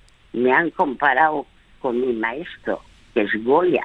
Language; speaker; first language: Spanish; early bilingual, other home language; French